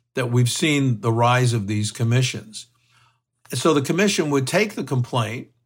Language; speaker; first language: English; native; English